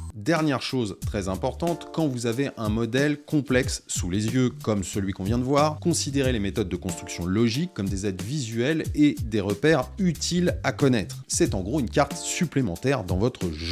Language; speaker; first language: French; native; French